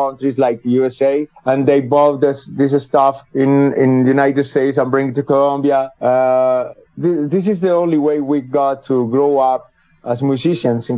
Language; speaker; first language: English; non-native, learner; Spanish